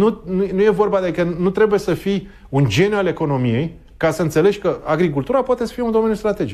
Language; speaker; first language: Romanian; native; Romanian